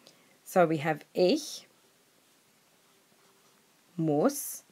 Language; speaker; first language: German; non-native, fluent; English